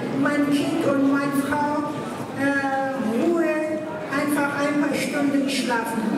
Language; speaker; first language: German; non-native, fluent; Persian